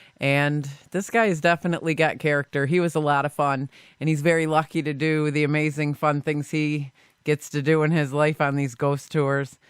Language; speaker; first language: English; native; English